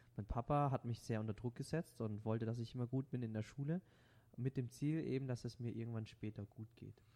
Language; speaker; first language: German; non-native, local second language; Vietnamese